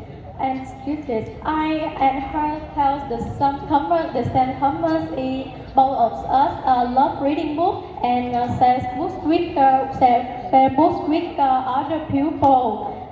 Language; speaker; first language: English; non-native, learner; Vietnamese